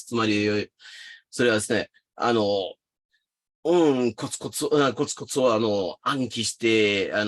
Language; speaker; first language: Japanese; non-native, fluent; English